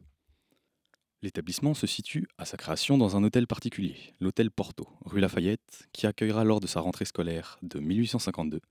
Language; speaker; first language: French; native; French